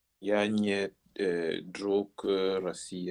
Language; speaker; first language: Russian; non-native, learner; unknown